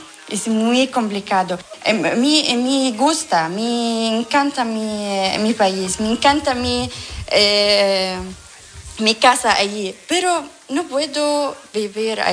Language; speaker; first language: Spanish; non-native, learner; Arabic